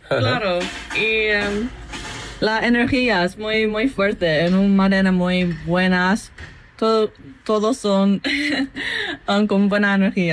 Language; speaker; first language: Spanish; non-native, learner; English